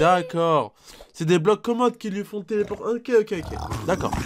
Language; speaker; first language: French; native; French